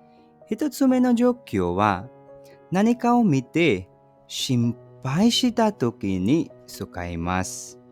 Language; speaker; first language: Japanese; non-native, fluent; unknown